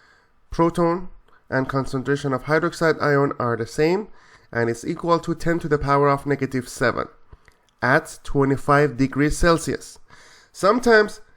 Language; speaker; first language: English; non-native, fluent; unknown